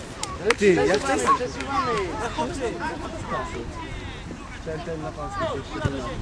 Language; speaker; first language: Polish; native; Polish